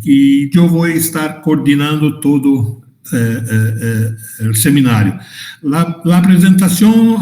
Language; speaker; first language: Spanish; non-native, fluent; Portuguese